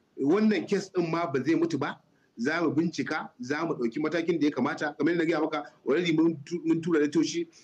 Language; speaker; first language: Hausa; native; Hausa